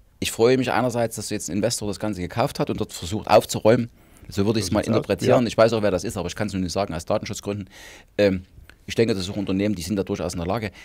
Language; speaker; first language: German; native; German